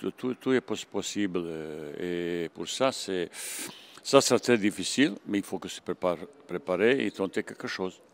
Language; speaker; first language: French; non-native, fluent; Bosnian